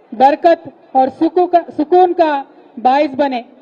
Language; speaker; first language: Hindi; non-native, local second language; Telugu